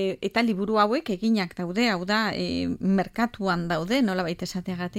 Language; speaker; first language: Basque; native; Basque